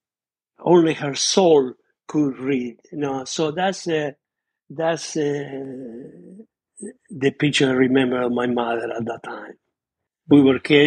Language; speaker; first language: English; non-native, fluent; Spanish